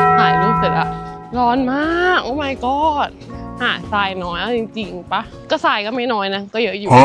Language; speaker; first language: Thai; native; Thai